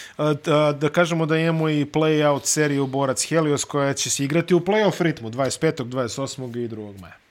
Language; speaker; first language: Bosnian; native; Bosnian